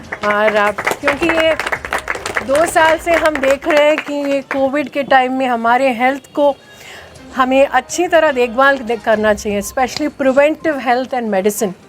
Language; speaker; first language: Hindi; non-native, local second language; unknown